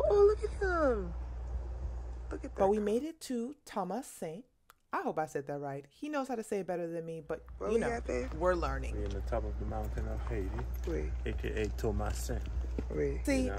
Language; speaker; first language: English; native; English